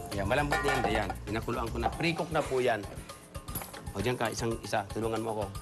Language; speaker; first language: Filipino; native; Filipino